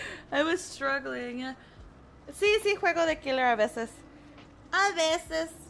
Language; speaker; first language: Spanish; early bilingual, heritage; Spanish